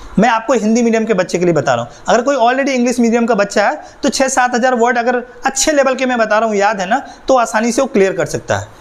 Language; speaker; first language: Hindi; native; Hindi